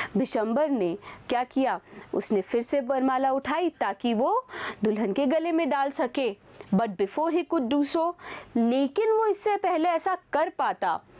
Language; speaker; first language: Hindi; native; Hindi